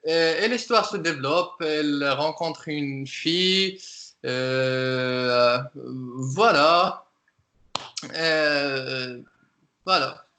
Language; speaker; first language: French; non-native, local second language; Arabic